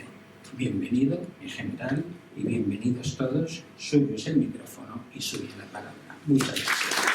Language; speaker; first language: Spanish; native; Spanish